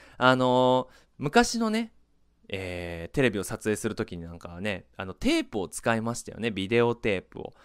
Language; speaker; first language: Japanese; native; Japanese